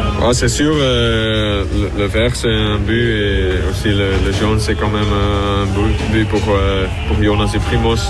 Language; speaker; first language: French; non-native, local second language; Dutch